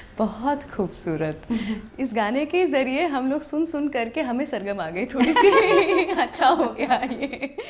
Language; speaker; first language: Hindi; native; Hindi